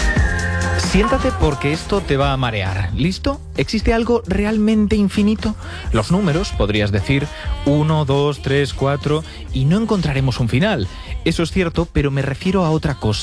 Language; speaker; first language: Spanish; native; Spanish